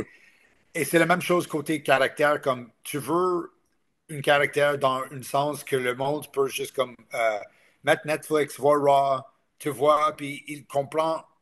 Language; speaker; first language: French; non-native, local second language; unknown